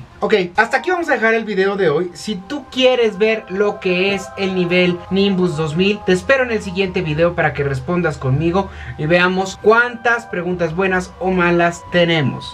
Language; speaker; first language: Spanish; native; Spanish